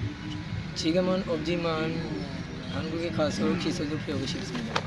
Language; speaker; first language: Korean; non-native, learner; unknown